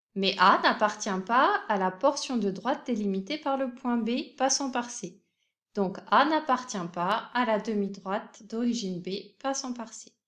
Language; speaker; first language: French; native; French